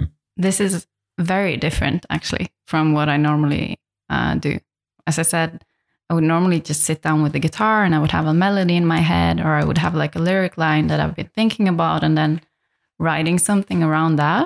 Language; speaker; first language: English; non-native, fluent; Norwegian